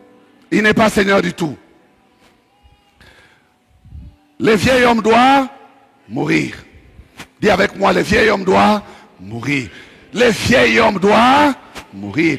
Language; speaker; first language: French; non-native, local second language; Swahili